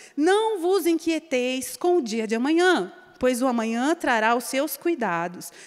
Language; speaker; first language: Portuguese; native; Portuguese